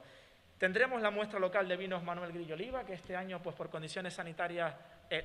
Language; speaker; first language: Spanish; native; Spanish